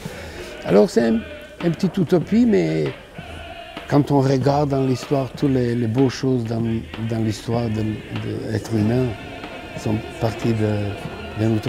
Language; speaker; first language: French; non-native, fluent; Serbian